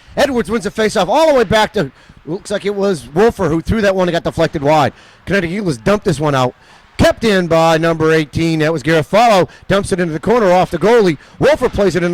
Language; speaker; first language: English; native; English